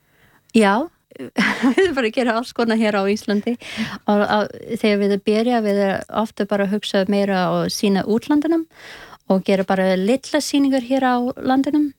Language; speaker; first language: Icelandic; non-native, learner; English